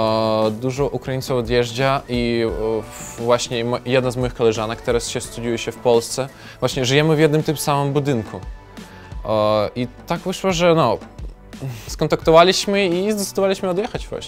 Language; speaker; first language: Polish; non-native, learner; Ukrainian